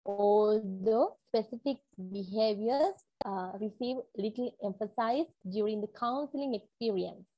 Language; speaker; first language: English; non-native, local second language; Sinhala